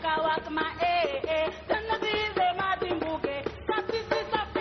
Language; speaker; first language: Chinese; non-native, fluent; Akan